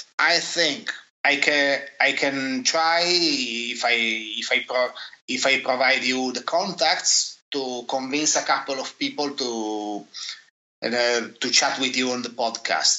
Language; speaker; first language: English; non-native, fluent; Italian